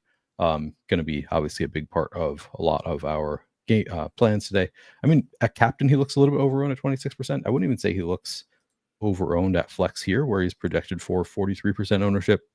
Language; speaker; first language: English; native; English